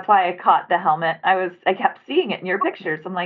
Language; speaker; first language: English; native; English